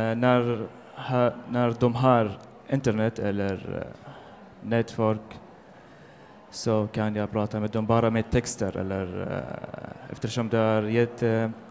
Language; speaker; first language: Swedish; non-native, learner; Arabic